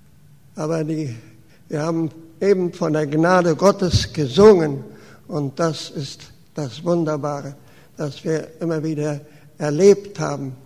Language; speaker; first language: German; early bilingual, heritage; German